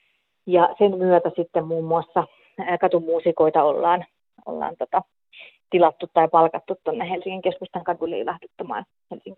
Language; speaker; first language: Finnish; native; Finnish